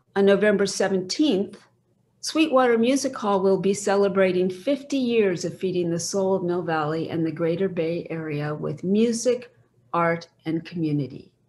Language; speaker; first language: English; native; English